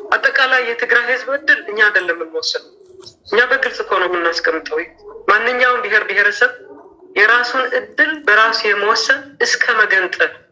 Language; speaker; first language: Amharic; non-native, local second language; Tigrinya